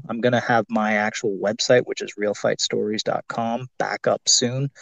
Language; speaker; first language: English; native; English